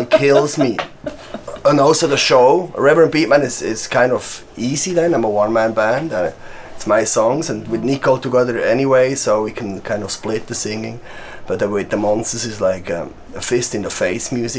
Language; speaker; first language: English; non-native, fluent; Swiss German